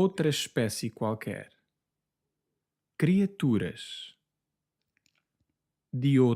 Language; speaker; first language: Portuguese; non-native, fluent; English